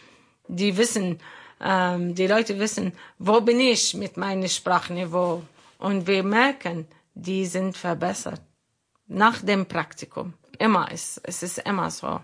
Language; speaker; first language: German; non-native, fluent; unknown